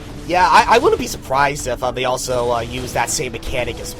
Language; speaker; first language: English; native; English